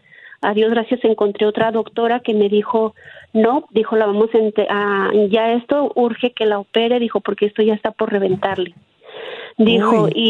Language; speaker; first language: Spanish; native; Spanish